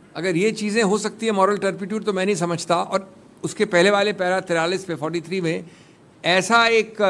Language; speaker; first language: Hindi; native; Hindi